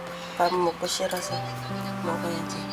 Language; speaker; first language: Korean; non-native, learner; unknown